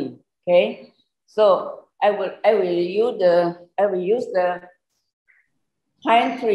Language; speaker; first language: English; non-native, fluent; Indonesian